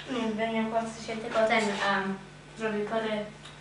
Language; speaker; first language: Polish; early bilingual, other home language; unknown